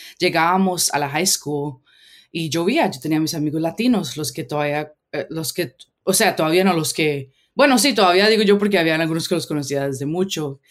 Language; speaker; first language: Spanish; early bilingual, heritage; Spanish